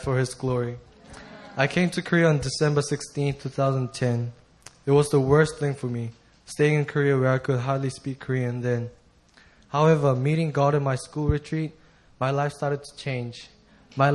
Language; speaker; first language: English; native; English